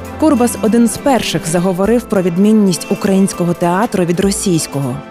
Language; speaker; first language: Ukrainian; native; Ukrainian